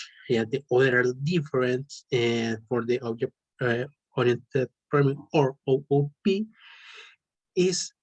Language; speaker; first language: English; non-native, learner; Spanish